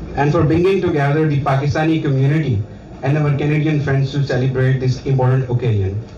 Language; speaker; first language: English; non-native, local second language; Urdu